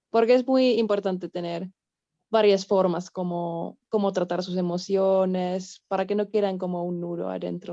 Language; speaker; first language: Spanish; non-native, fluent; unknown